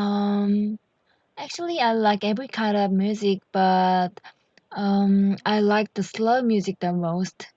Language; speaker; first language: English; non-native, learner; Korean